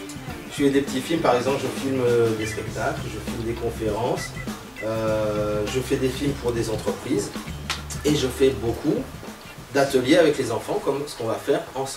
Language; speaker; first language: French; native; French